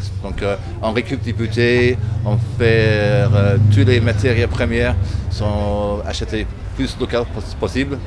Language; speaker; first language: French; non-native, learner; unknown